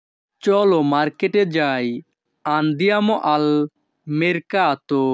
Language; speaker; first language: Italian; non-native, fluent; Bangla